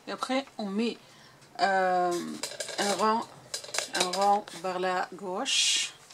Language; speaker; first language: French; non-native, local second language; Arabic